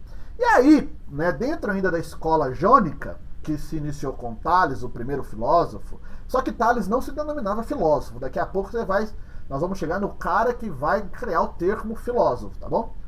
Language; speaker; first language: Portuguese; native; Portuguese